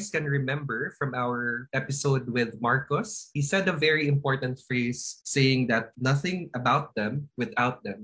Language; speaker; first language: English; non-native, local second language; Hiligaynon